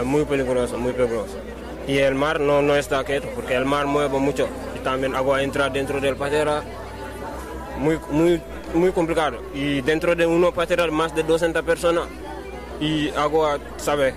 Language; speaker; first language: Spanish; non-native, learner; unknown